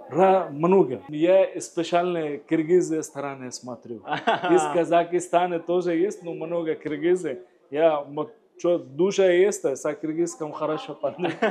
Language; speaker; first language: Russian; non-native, learner; Hindi